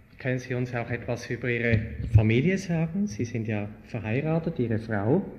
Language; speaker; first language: German; native; German